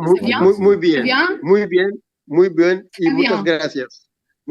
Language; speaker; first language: Spanish; non-native, learner; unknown